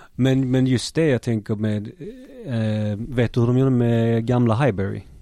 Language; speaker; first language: Swedish; native; Swedish